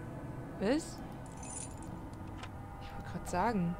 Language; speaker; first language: German; native; German